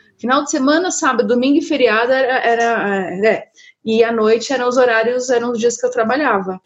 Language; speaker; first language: Portuguese; native; Portuguese